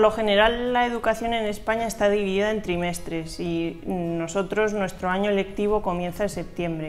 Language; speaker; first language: Spanish; native; Spanish